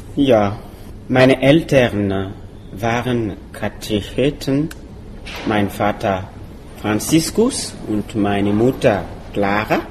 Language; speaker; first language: German; non-native, learner; Mossi